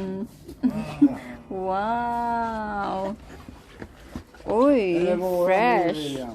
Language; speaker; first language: Swedish; non-native, learner; Filipino